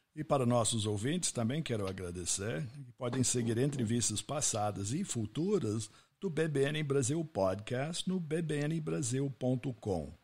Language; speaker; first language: Portuguese; non-native, fluent; English